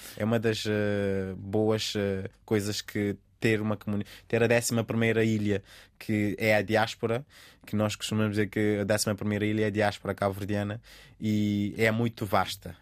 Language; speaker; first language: Portuguese; non-native, local second language; Kabuverdianu